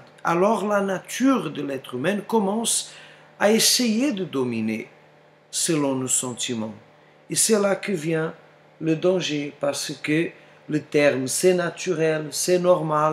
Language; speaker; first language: French; non-native, fluent; Portuguese